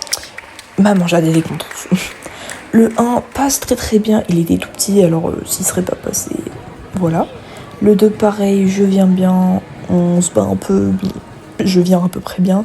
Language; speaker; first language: French; native; French